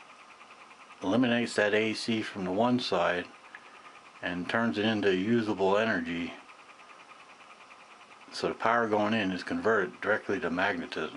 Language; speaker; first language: English; native; English